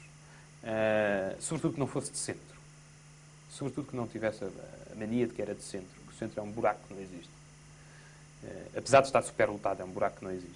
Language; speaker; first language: Portuguese; native; Portuguese